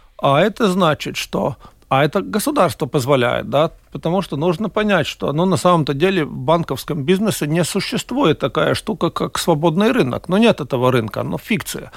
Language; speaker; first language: Russian; non-native, local second language; Latvian